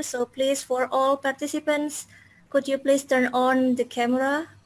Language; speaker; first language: English; non-native, fluent; Indonesian